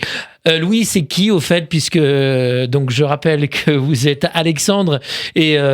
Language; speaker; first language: French; native; French